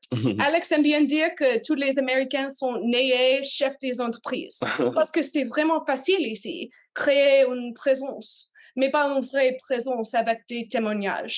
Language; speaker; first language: French; non-native, learner; English